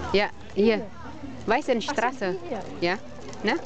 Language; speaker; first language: German; non-native, learner; Thai